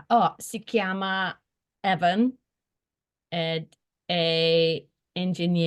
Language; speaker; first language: Italian; non-native, learner; English